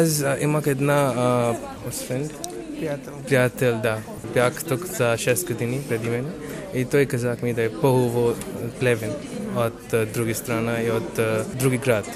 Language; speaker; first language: Bulgarian; non-native, learner; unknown